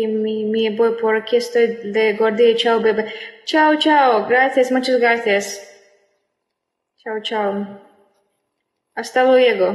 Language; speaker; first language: Spanish; non-native, learner; Russian